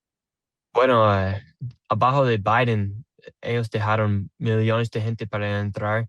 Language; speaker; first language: Spanish; non-native, learner; English